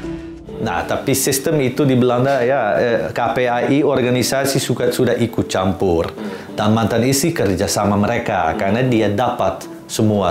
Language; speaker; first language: Indonesian; non-native, fluent; Dutch